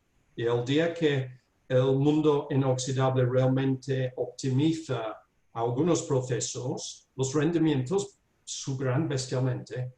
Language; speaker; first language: Spanish; non-native, fluent; English